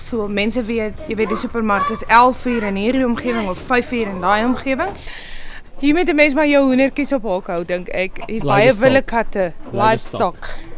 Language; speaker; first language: Afrikaans; native; Afrikaans